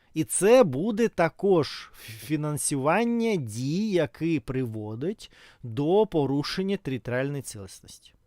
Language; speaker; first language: Ukrainian; non-native, local second language; Russian